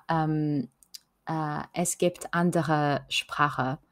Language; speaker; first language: German; non-native, learner; French